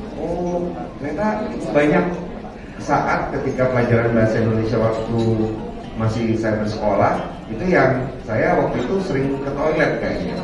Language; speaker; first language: Indonesian; non-native, local second language; Minangkabau